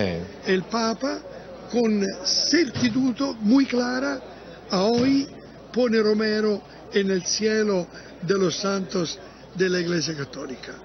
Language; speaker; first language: Spanish; non-native, fluent; Italian